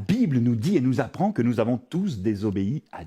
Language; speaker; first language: French; native; French